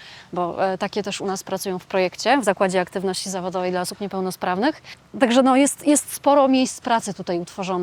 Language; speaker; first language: Polish; native; Polish